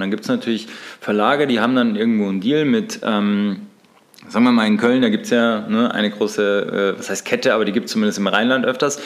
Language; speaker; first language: German; native; German